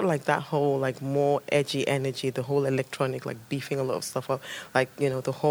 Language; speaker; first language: English; non-native, local second language; Ibibio